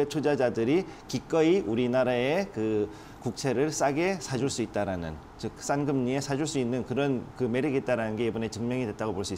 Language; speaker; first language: Korean; native; Korean